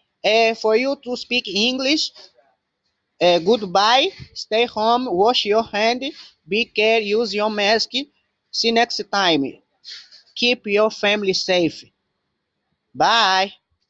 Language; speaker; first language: English; non-native, learner; Portuguese